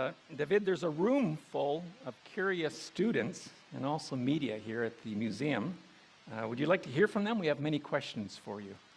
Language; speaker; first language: English; native; English